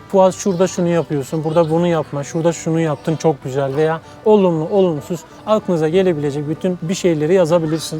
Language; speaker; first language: Turkish; native; Turkish